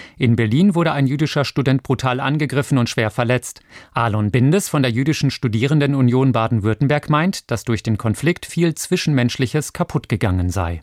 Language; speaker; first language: German; native; German